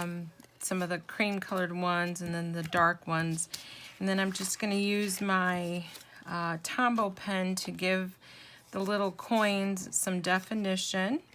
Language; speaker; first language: English; native; English